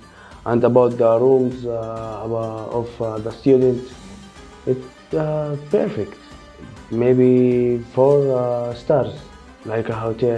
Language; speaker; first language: English; non-native, learner; Arabic